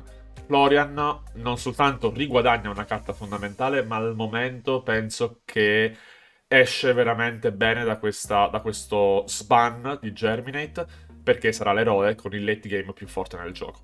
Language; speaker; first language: Italian; native; Italian